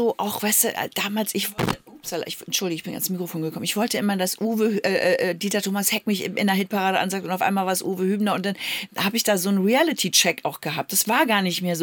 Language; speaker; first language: German; native; German